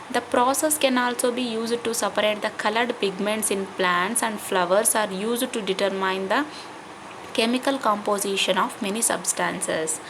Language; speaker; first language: English; non-native, local second language; Telugu